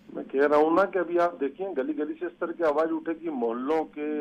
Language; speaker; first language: Hindi; native; Hindi